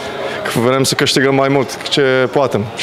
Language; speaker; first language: Romanian; non-native, learner; Bulgarian